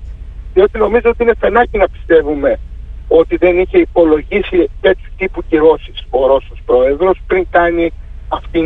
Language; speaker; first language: Greek; native; Greek